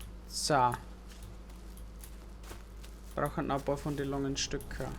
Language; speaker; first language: German; native; German